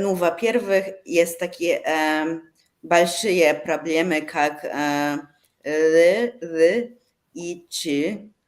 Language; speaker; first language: Russian; non-native, learner; Polish